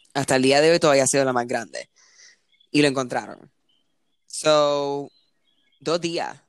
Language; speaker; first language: Spanish; early bilingual, heritage; Spanish